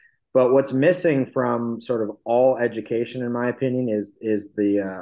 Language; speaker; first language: English; native; English